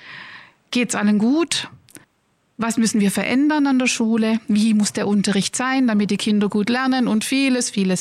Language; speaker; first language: German; native; German